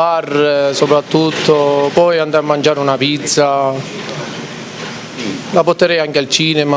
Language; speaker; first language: Italian; native; Italian